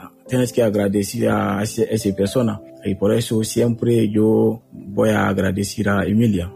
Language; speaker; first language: Spanish; non-native, learner; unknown